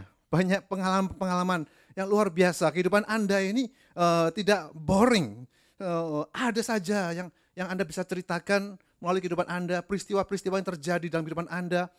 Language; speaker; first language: Indonesian; native; Indonesian